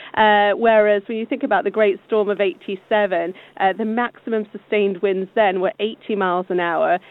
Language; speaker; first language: English; native; English